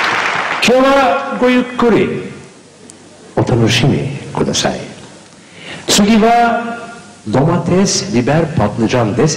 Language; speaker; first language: Japanese; non-native, learner; Turkish